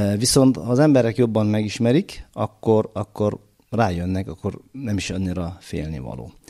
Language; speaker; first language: Hungarian; non-native, fluent; Turkish